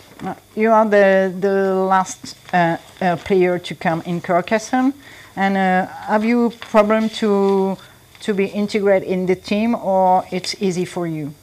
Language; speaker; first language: English; non-native, learner; French